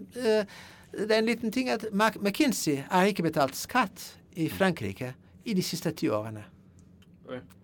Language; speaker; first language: Norwegian; non-native, fluent; French